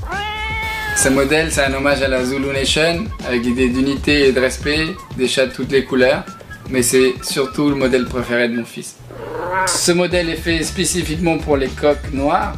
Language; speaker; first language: French; non-native, fluent; Spanish